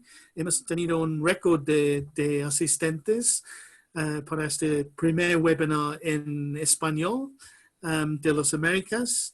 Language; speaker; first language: Spanish; non-native, fluent; English